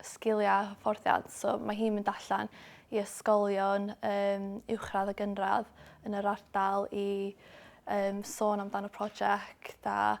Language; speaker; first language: Welsh; non-native, local second language; English